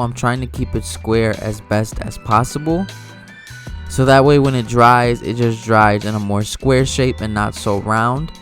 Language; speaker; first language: English; native; English